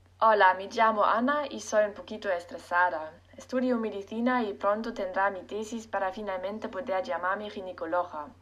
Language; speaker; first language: Spanish; non-native, learner; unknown